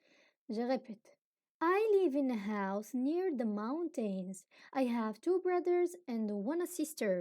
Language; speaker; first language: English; non-native, fluent; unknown